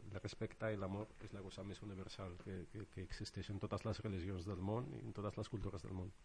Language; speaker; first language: Catalan; non-native, fluent; Arabic